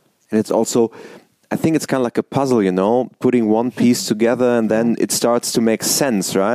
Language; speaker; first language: English; non-native, fluent; German